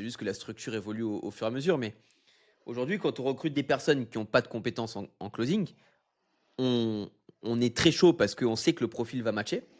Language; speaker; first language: French; native; French